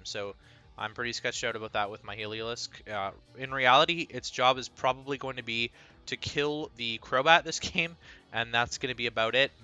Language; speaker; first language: English; native; English